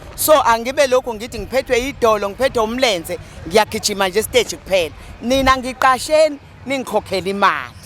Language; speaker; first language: Zulu; native; Zulu